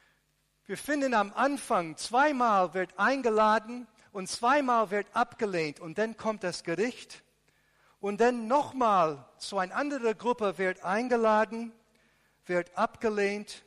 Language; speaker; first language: German; non-native, fluent; Arabic